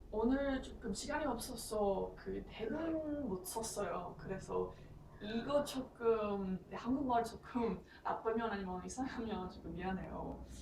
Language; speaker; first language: Korean; non-native, learner; English